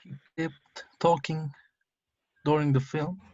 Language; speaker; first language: English; non-native, learner; Spanish